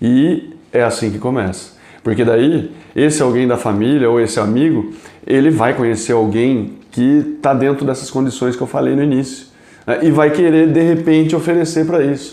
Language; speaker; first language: Portuguese; native; Portuguese